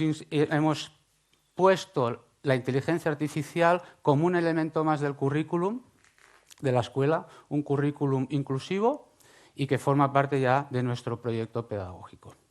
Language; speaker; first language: Spanish; non-native, local second language; Catalan